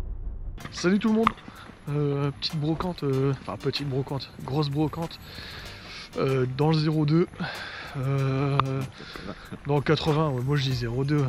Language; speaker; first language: French; native; French